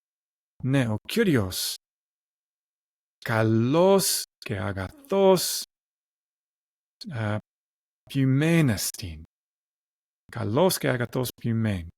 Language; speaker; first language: Greek; non-native, learner; English